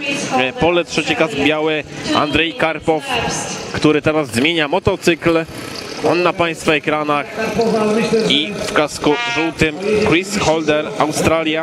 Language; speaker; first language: Polish; native; Polish